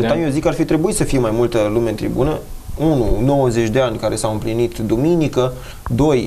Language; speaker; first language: Romanian; native; Romanian